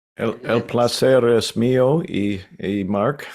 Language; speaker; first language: Spanish; non-native, learner; English